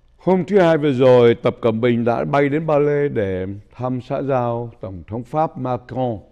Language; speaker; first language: Vietnamese; native; Vietnamese